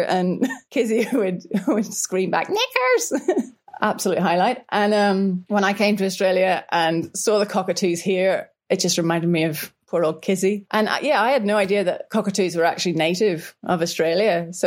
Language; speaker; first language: English; native; English